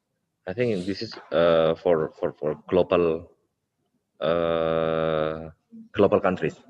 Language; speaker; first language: English; non-native, local second language; Indonesian